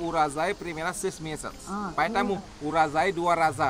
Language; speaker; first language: Russian; non-native, learner; Indonesian